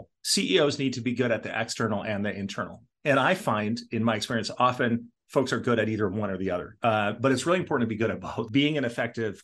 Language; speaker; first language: English; native; English